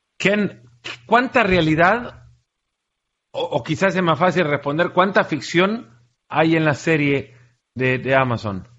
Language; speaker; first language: Spanish; native; Spanish